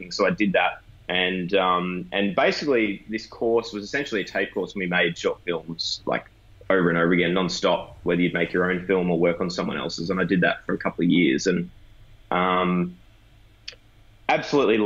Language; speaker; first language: English; native; English